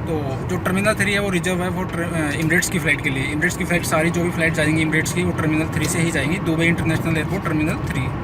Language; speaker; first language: Hindi; native; Hindi